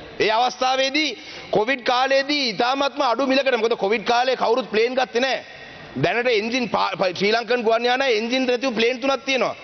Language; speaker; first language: Sinhala; non-native, local second language; Tamil